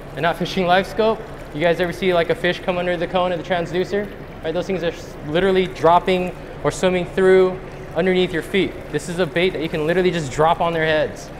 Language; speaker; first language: English; native; English